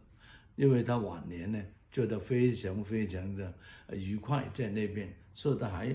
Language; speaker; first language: Chinese; non-native, local second language; Cantonese